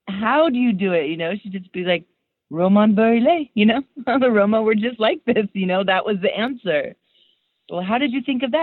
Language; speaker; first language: English; native; English